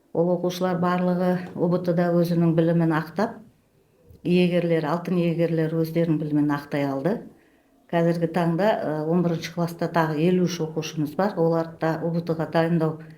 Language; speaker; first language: Kazakh; native; Kazakh